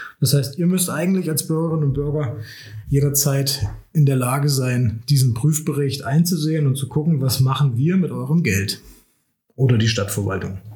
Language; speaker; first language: German; native; German